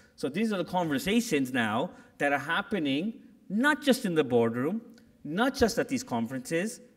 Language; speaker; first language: English; native; English